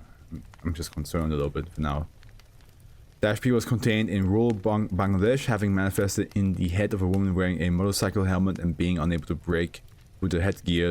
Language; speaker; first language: English; non-native, fluent; German